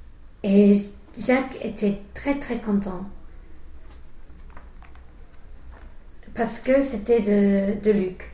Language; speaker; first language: French; non-native, fluent; English